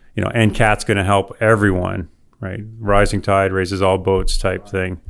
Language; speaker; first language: English; native; English